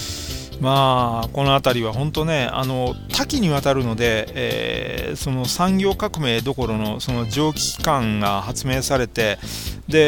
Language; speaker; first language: Japanese; native; Japanese